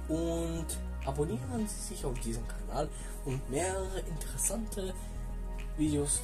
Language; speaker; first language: German; non-native, fluent; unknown